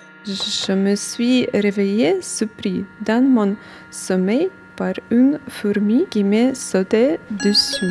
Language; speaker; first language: French; non-native, learner; Russian